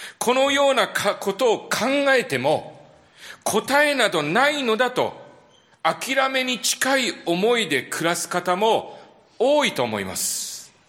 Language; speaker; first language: Japanese; native; Japanese